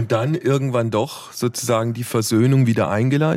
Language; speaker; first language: German; native; German